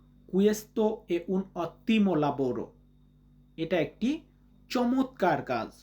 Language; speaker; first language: Italian; non-native, learner; Bangla